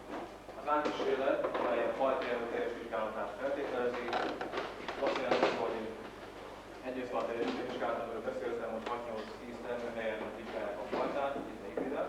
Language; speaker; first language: Hungarian; native; Hungarian